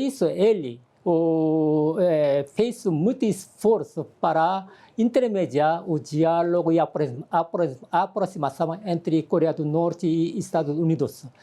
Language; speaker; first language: Portuguese; non-native, fluent; Korean